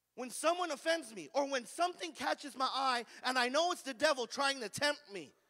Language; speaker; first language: English; native; English